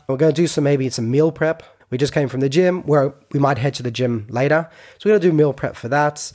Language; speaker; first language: English; non-native, fluent; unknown